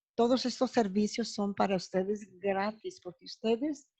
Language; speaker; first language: Spanish; native; Spanish